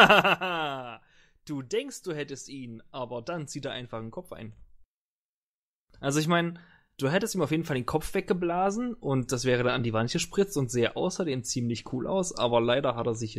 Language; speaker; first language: German; native; German